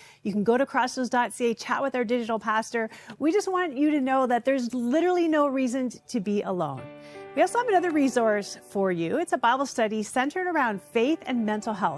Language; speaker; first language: English; native; English